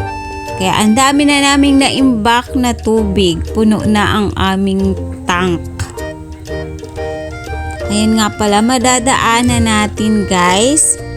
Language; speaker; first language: Filipino; native; Filipino